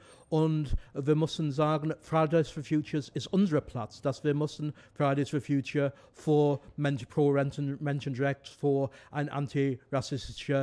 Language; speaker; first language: German; non-native, fluent; English